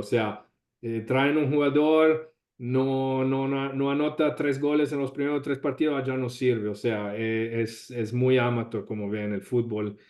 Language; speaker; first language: Spanish; non-native, fluent; Italian